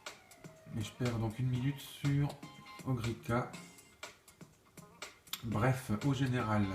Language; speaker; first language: French; native; French